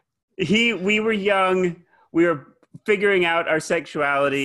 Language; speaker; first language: English; native; English